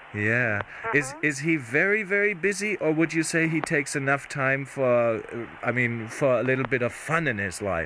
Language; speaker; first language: English; non-native, fluent; German